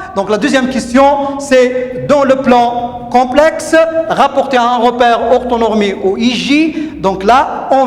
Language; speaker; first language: French; non-native, local second language; Arabic